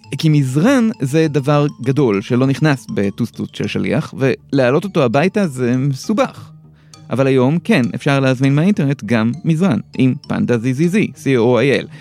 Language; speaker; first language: Hebrew; native; Hebrew